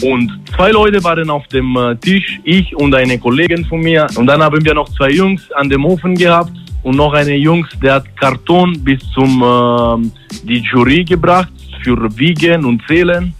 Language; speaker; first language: German; non-native, learner; Italian